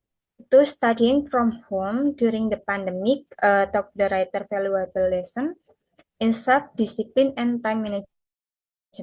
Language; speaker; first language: English; non-native, learner; Indonesian